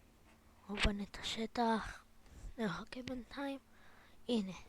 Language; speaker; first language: Hebrew; native; Hebrew